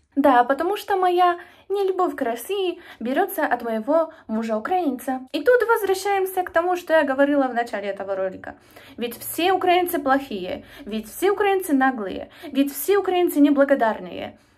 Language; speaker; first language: Russian; non-native, fluent; Polish